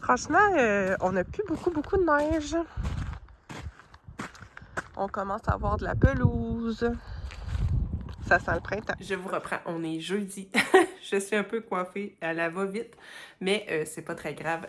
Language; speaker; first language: French; native; French